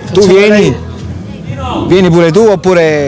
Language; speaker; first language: Italian; native; Italian